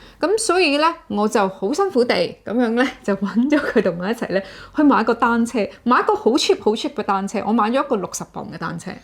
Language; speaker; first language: Cantonese; native; Cantonese